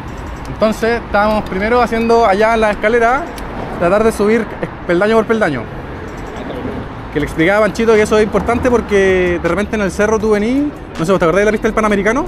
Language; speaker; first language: Spanish; native; Spanish